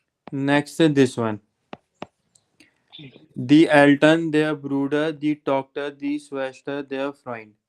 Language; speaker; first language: English; non-native, local second language; Hindi